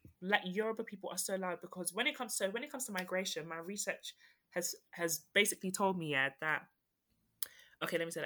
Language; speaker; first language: English; native; English